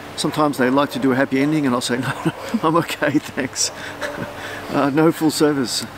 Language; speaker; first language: English; native; English